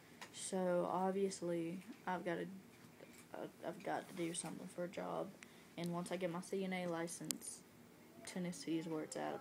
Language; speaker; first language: English; native; English